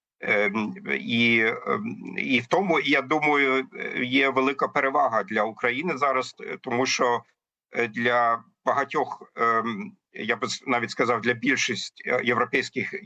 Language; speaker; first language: Ukrainian; non-native, fluent; German